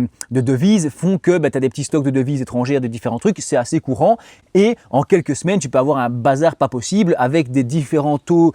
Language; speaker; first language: French; native; French